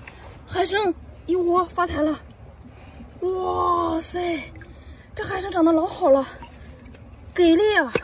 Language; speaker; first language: Chinese; native; Chinese